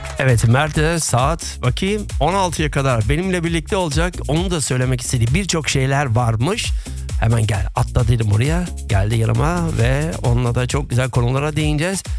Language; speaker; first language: Turkish; early bilingual, heritage; Turkish